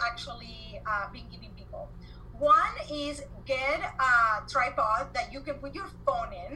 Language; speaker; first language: English; non-native, fluent; Spanish